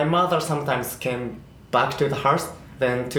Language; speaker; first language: English; non-native, learner; Japanese